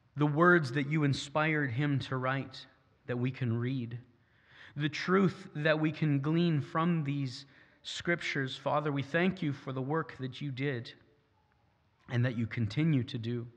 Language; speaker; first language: English; native; English